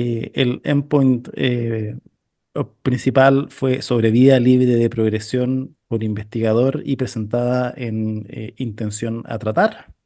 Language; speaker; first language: Spanish; native; Spanish